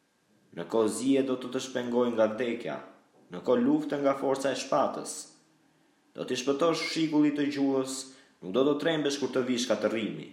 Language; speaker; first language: Albanian; native; Albanian